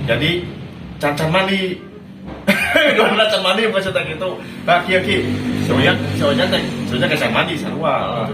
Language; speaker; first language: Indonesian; non-native, local second language; Sundanese